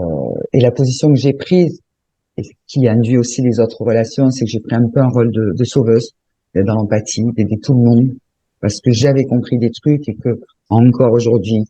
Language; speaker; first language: French; native; French